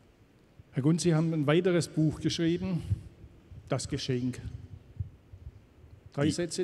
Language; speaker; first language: German; native; German